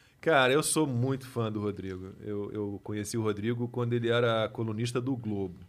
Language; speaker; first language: Portuguese; native; Portuguese